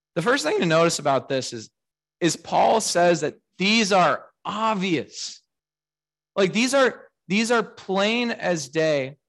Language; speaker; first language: English; native; English